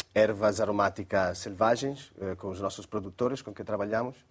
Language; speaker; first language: Portuguese; non-native, fluent; Italian